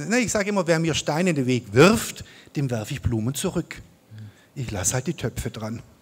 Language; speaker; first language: German; native; German